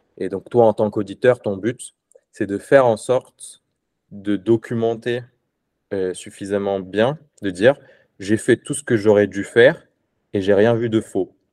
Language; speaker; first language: French; non-native, local second language; Arabic